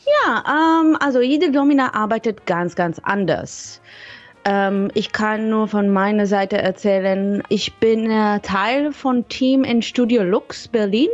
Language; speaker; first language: German; non-native, fluent; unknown